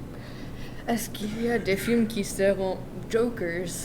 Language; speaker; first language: French; non-native, learner; English